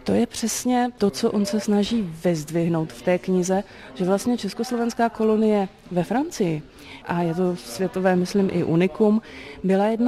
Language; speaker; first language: Czech; native; Czech